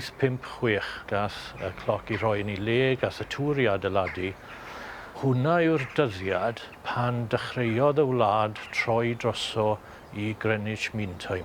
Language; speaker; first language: Welsh; native; Welsh